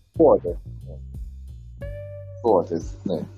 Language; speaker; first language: Japanese; non-native, learner; Persian